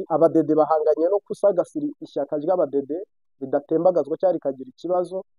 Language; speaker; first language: Kinyarwanda; native; Kinyarwanda